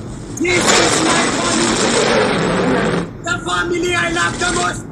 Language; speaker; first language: English; non-native, learner; Oromo